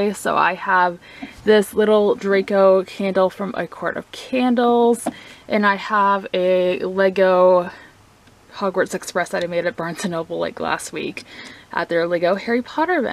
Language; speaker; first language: English; native; English